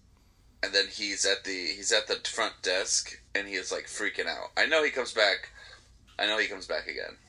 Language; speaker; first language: English; native; English